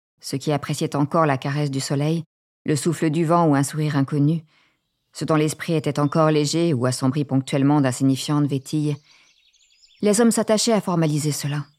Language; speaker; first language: French; native; French